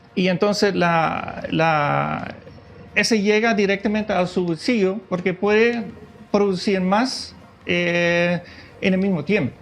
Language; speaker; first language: Spanish; non-native, fluent; Dutch